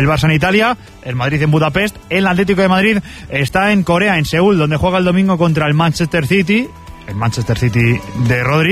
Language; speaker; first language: Spanish; native; Spanish